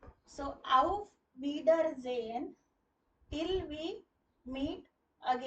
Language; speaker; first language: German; non-native, fluent; Hindi